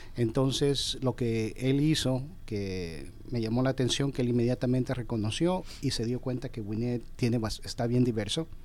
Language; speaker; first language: Spanish; early bilingual, heritage; Spanish